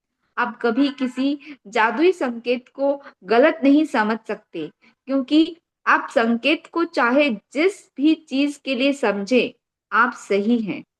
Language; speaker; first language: Hindi; native; Hindi